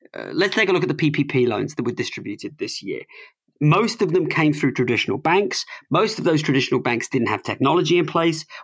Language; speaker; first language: English; native; English